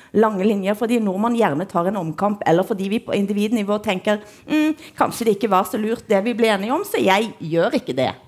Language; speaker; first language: Norwegian; native; Norwegian